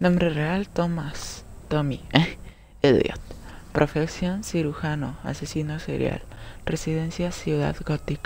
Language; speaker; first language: Spanish; native; Spanish